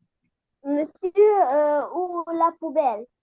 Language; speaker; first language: French; non-native, learner; Arabic